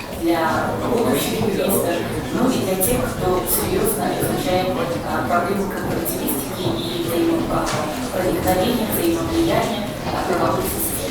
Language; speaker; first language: Russian; native; Russian